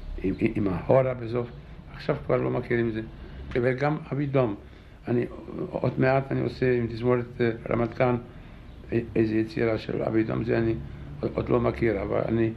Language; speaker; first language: Hebrew; non-native, fluent; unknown